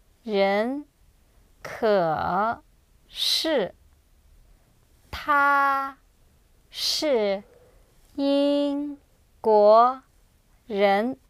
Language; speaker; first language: Chinese; non-native, learner; English